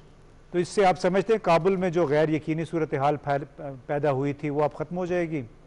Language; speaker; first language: Urdu; native; Urdu